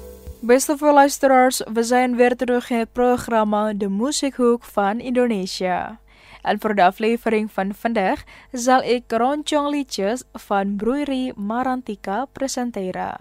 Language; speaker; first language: Dutch; non-native, fluent; Indonesian